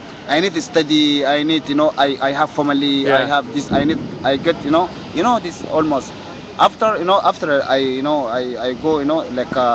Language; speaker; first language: English; non-native, learner; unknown